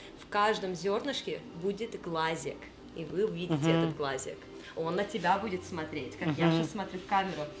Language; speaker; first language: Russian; early bilingual, heritage; Russian